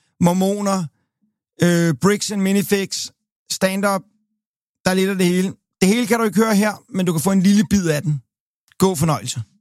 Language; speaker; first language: Danish; native; Danish